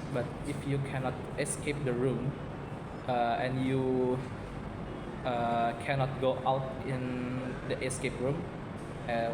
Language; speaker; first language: English; non-native, learner; Indonesian